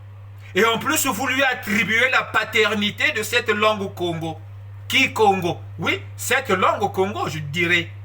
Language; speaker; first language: French; non-native, local second language; Kongo